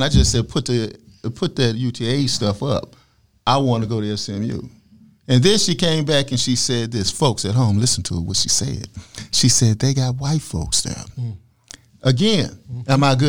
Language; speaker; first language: English; native; English